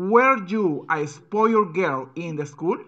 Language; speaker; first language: English; non-native, fluent; Spanish